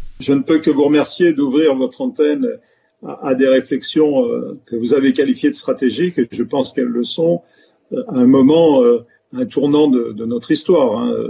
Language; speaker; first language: French; native; French